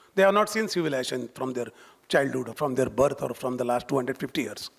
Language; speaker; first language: Hindi; non-native, local second language; Marathi